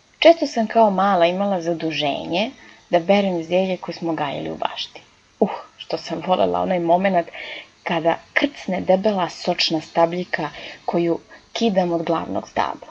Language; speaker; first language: Serbian; native; Serbian